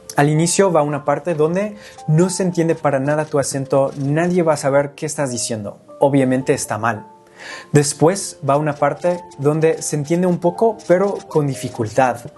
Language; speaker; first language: Spanish; non-native, fluent; English